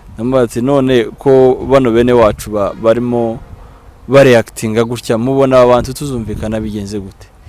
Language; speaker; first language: Kinyarwanda; native; Kinyarwanda